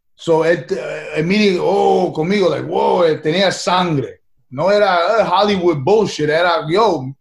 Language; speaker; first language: Spanish; early bilingual, heritage; Spanish